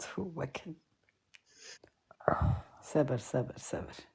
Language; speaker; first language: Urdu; non-native, learner; Persian